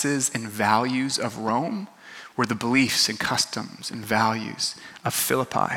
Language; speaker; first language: English; native; English